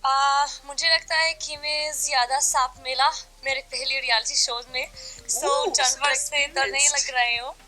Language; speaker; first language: Hindi; non-native, learner; Arabic